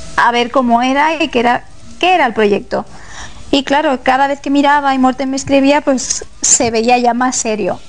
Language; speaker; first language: Spanish; native; Spanish